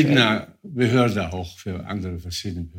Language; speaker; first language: German; non-native, fluent; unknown